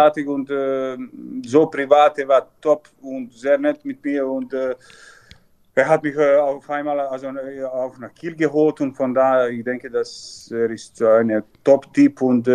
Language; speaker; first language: German; non-native, learner; Serbian